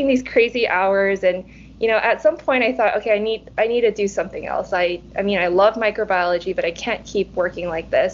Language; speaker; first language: English; early bilingual, other home language; Cantonese